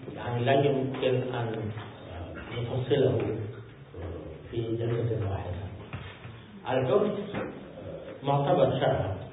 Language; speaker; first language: Arabic; non-native, fluent; Urdu